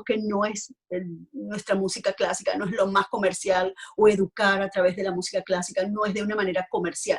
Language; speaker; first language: Spanish; native; Spanish